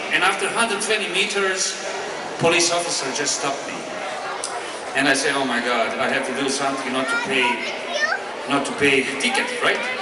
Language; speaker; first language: English; non-native, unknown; Serbian